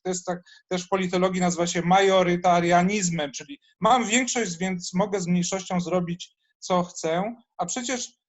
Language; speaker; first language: Polish; native; Polish